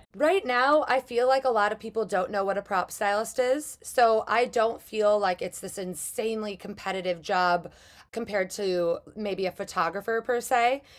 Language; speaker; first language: English; native; English